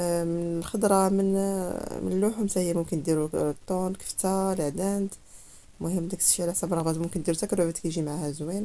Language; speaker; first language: Arabic; native; Arabic